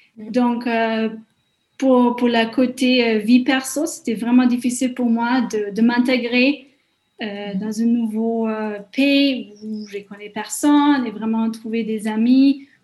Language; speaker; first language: French; non-native, fluent; Hungarian